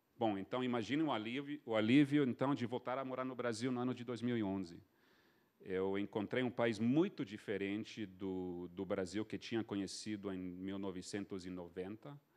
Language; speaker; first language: Portuguese; non-native, fluent; English